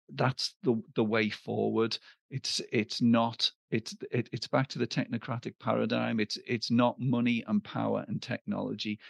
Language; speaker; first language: English; native; English